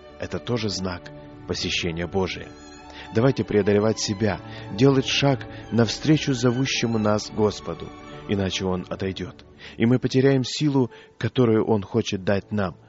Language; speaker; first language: Russian; native; Russian